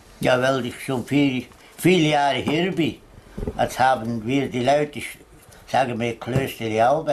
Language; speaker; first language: German; non-native, learner; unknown